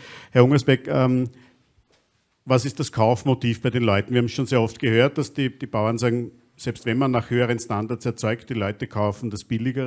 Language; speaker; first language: German; native; German